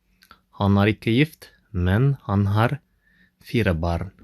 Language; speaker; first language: Norwegian; non-native, learner; Tigrinya